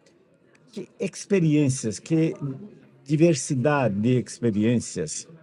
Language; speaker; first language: Spanish; non-native, fluent; Portuguese